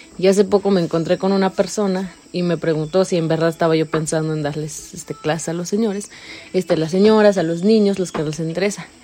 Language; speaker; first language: Spanish; non-native, local second language; Nahuatl languages